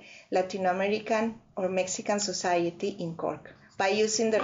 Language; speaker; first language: English; non-native, fluent; Spanish